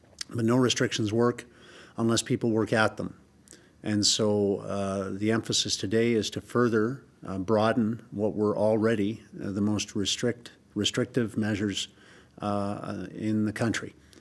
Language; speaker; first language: English; native; English